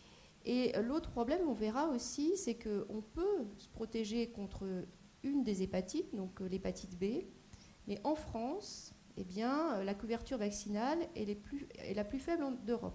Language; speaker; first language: French; native; French